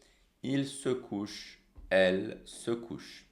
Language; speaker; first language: French; non-native, fluent; Portuguese